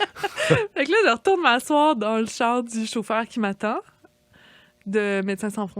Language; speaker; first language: French; native; French